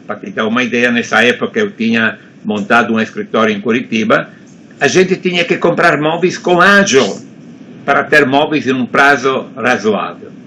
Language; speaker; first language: Portuguese; non-native, fluent; Italian